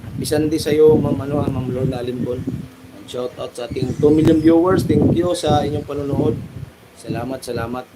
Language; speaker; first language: Filipino; native; Filipino